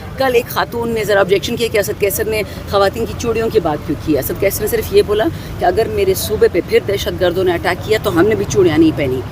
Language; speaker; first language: Urdu; non-native, local second language; Pashto